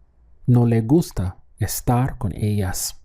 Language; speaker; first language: Spanish; non-native, fluent; English